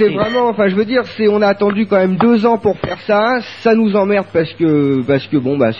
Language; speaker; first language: French; native; French